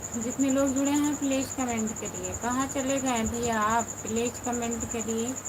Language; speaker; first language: Hindi; native; Hindi